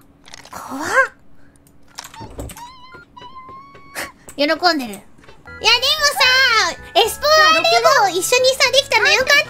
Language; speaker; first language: Japanese; native; Japanese